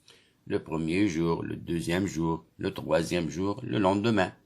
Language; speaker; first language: French; non-native, local second language; Arabic